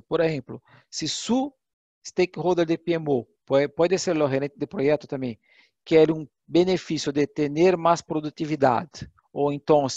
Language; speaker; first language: Portuguese; non-native, learner; Spanish